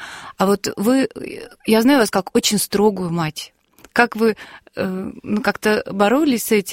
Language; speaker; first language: Russian; native; Russian